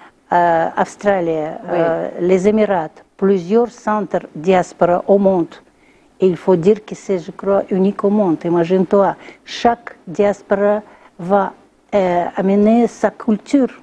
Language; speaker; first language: French; non-native, learner; Russian